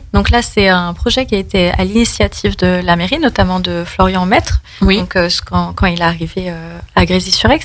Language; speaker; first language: French; native; French